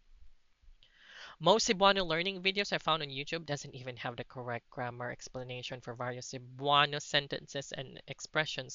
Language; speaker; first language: English; non-native, local second language; Cebuano